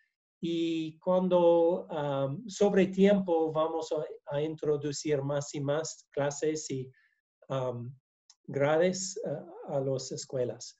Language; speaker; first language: Spanish; non-native, learner; English